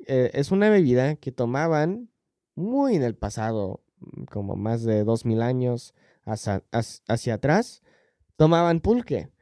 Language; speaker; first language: Spanish; non-native, fluent; English